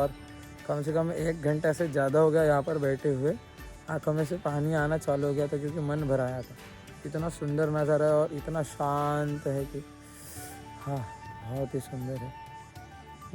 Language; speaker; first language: Hindi; non-native, local second language; Marathi